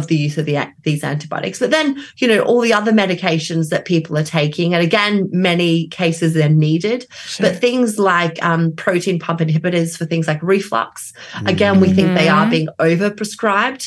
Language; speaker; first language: English; native; English